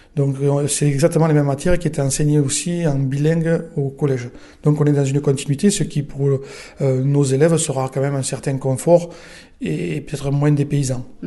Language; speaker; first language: French; non-native, local second language; Occitan